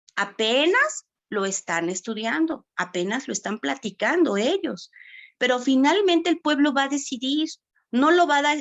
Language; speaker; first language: Spanish; native; Spanish